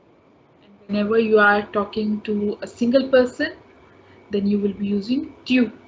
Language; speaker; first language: English; non-native, local second language; Hindi